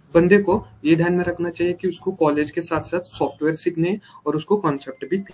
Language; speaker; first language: Hindi; non-native, local second language; Marathi